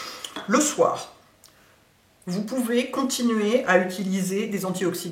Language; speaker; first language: French; native; French